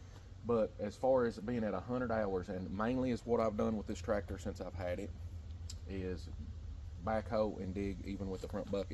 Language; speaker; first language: English; native; English